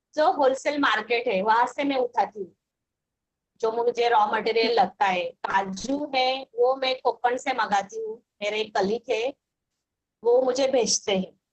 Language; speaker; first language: Hindi; non-native, local second language; Marathi